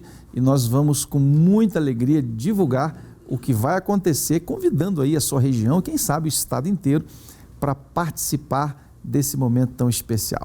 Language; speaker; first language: Portuguese; native; Portuguese